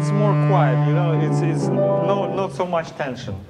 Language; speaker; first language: English; non-native, learner; Russian